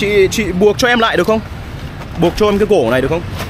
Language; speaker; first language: Vietnamese; early bilingual, heritage; Vietnamese